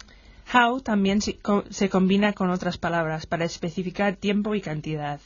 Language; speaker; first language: Spanish; non-native, fluent; English